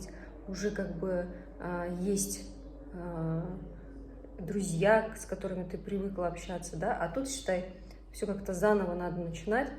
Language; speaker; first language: Russian; native; Russian